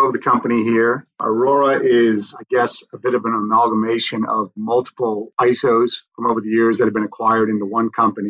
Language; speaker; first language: English; native; English